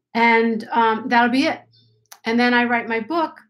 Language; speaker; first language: English; native; English